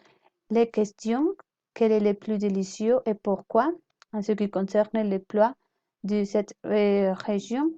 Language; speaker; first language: French; non-native, learner; Spanish